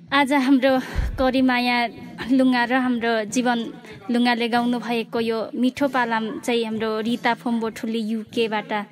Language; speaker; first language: Nepali; non-native, local second language; Limbu